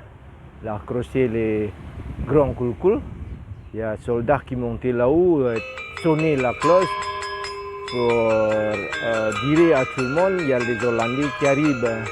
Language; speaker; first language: French; non-native, learner; Indonesian